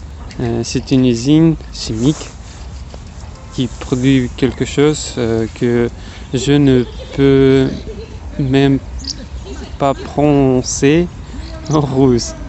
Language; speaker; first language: French; non-native, fluent; Russian